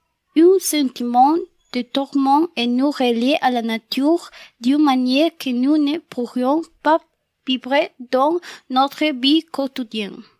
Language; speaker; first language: French; non-native, learner; Spanish